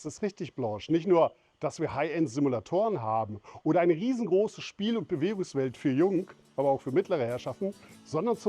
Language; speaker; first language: German; native; German